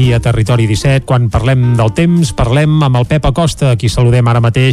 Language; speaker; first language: Catalan; native; Catalan